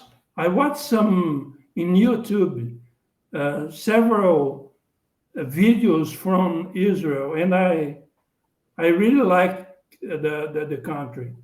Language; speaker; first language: English; non-native, learner; Portuguese